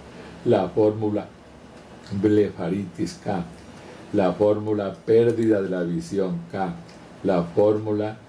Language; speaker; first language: Spanish; native; Spanish